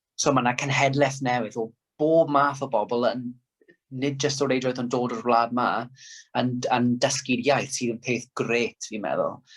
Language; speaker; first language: Welsh; non-native, local second language; English